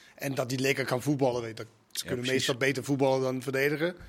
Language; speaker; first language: Dutch; non-native, fluent; Danish